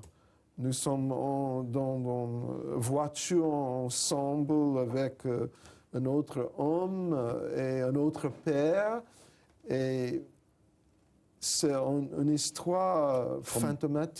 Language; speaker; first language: French; non-native, fluent; English